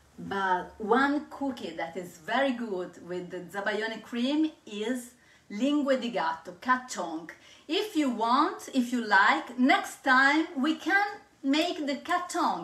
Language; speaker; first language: English; non-native, fluent; Italian